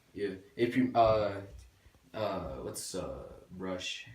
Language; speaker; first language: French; non-native, local second language; English